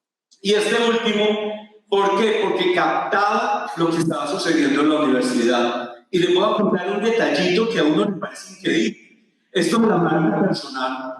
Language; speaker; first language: Spanish; native; Spanish